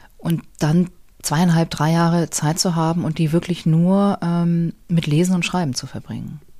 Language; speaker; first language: German; native; German